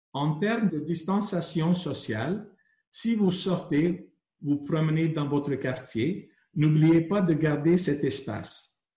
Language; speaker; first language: French; non-native, local second language; English